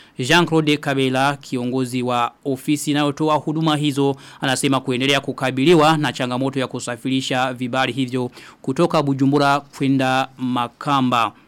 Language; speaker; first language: Swahili; non-native, local second language; Rundi